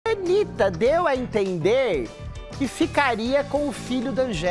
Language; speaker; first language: Portuguese; native; Portuguese